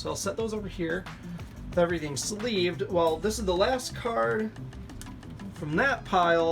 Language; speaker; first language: English; native; English